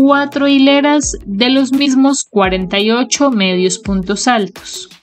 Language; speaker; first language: Spanish; native; Spanish